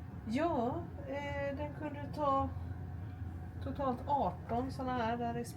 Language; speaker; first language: Swedish; native; Swedish